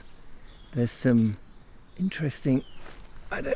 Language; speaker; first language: English; native; English